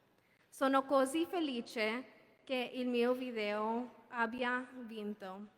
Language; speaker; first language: Italian; non-native, learner; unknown